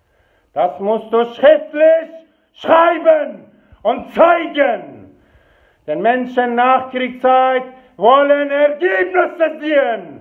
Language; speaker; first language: German; non-native, fluent; Persian